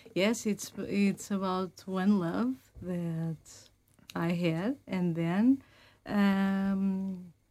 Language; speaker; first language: English; non-native, learner; Portuguese